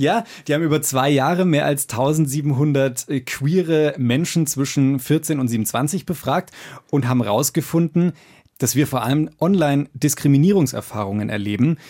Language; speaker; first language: German; native; German